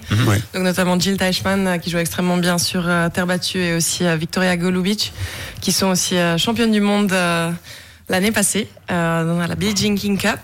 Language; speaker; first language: French; native; French